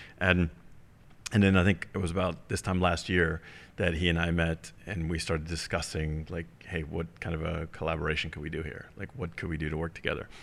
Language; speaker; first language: English; early bilingual, heritage; German